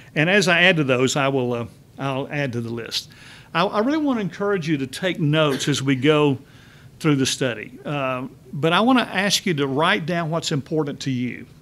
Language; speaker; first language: English; native; English